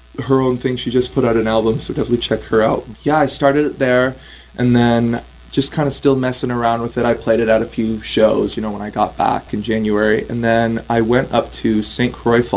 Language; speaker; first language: English; native; English